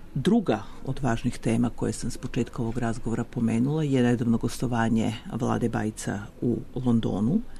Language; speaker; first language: Serbian; native; Serbian